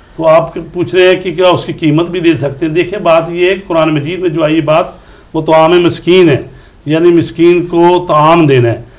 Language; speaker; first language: Urdu; non-native, local second language; Punjabi